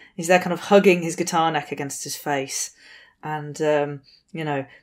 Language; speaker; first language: English; native; English